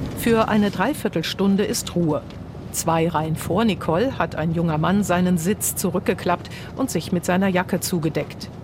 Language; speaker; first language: German; native; German